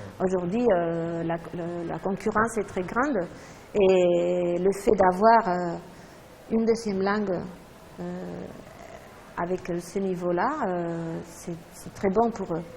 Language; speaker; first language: French; non-native, fluent; Spanish